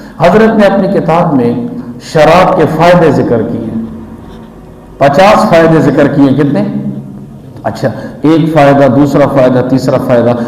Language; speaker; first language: Urdu; non-native, local second language; Pashto